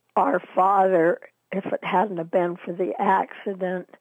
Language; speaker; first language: English; native; English